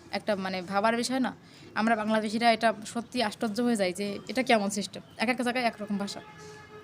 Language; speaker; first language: Bangla; native; Bangla